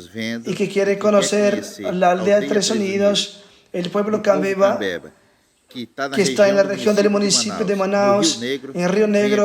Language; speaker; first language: Spanish; non-native, fluent; Portuguese